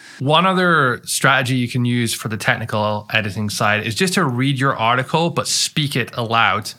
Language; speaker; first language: English; native; English